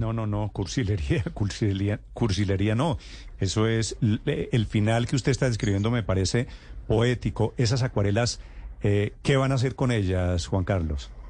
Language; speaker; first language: Spanish; native; Spanish